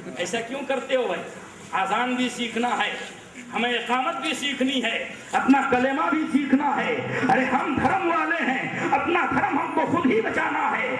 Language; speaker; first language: Urdu; native; Urdu